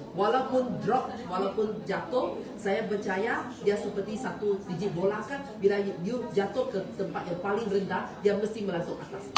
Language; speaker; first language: Malay; non-native, local second language; Chinese